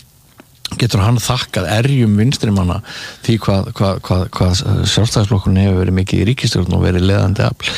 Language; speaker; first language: Icelandic; native; Icelandic